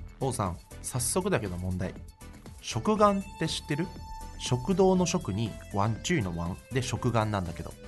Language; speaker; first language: Japanese; native; Japanese